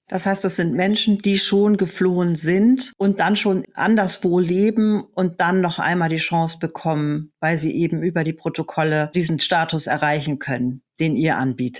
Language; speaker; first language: German; native; German